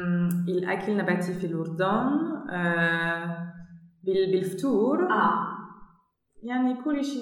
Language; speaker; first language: Arabic; non-native, learner; German